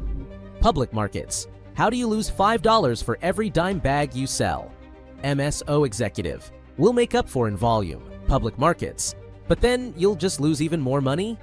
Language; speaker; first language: English; native; English